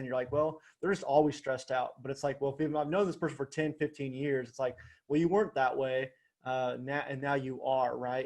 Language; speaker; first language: English; native; English